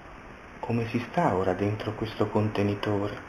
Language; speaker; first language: Italian; native; Italian